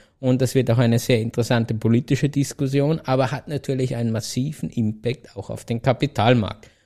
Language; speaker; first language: German; native; German